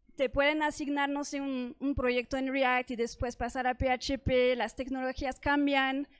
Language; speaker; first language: Spanish; non-native, fluent; French